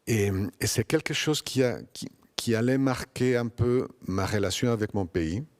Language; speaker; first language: French; non-native, fluent; Spanish